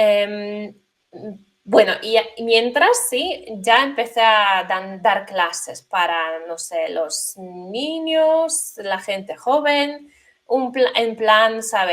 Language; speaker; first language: Spanish; non-native, fluent; Polish